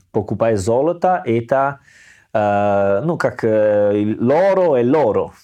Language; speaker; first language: Russian; non-native, learner; Italian